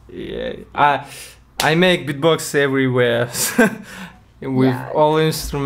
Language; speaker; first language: English; non-native, learner; Russian